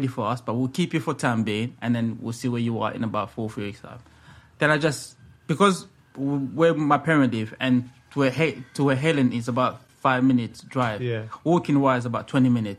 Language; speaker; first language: English; early bilingual, other home language; French